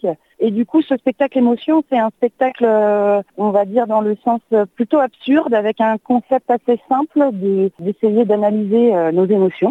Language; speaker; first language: French; native; French